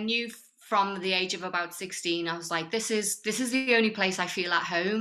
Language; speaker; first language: English; native; English